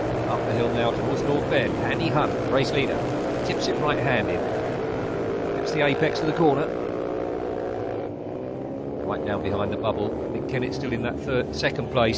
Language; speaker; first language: English; native; English